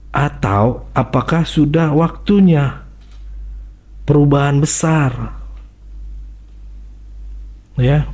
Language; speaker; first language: Indonesian; native; Indonesian